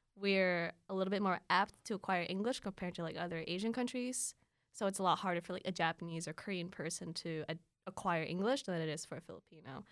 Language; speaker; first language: English; early bilingual, other home language; Filipino